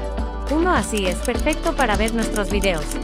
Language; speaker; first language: Spanish; native; Spanish